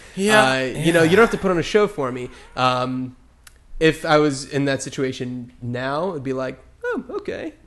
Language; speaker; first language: English; native; English